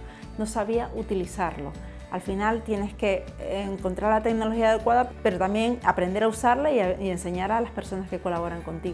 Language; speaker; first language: Spanish; native; Spanish